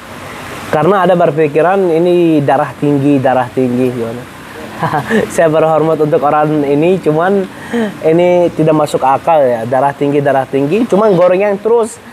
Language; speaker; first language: Indonesian; non-native, learner; Arabic